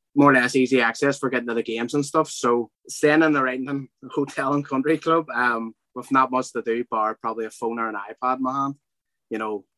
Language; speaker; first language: English; native; English